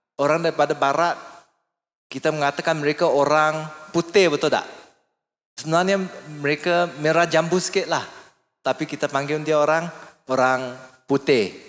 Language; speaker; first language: Malay; non-native, local second language; English